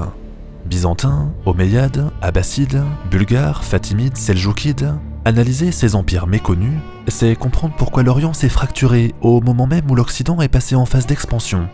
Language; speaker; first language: French; native; French